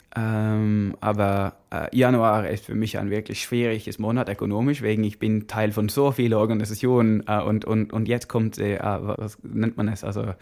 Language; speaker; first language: German; non-native, learner; Norwegian